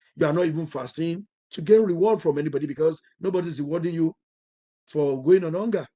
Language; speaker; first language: English; non-native, local second language; Yoruba